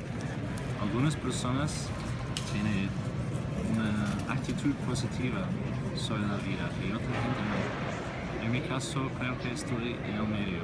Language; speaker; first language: Spanish; non-native, fluent; English